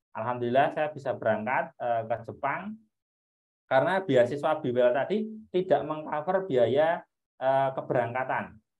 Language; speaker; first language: Indonesian; native; Indonesian